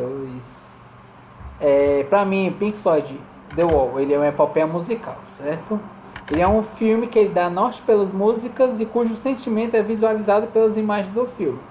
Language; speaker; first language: Portuguese; native; Portuguese